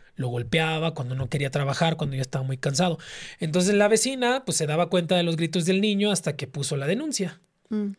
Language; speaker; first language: Spanish; native; Spanish